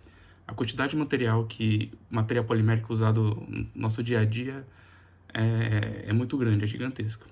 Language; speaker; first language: Portuguese; native; Portuguese